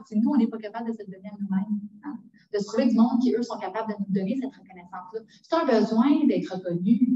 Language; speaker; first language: French; native; French